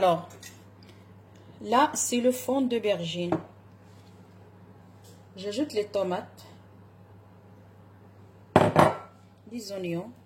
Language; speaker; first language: French; non-native, local second language; Arabic